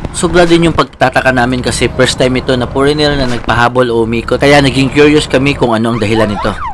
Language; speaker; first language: Filipino; native; Filipino